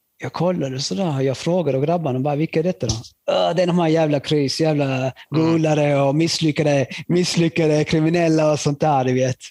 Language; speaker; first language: Swedish; early bilingual, other home language; Spanish